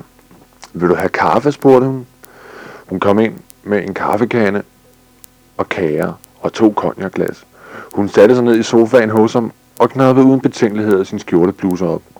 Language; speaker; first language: Danish; native; Danish